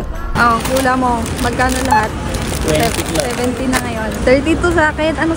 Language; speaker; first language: Filipino; native; Filipino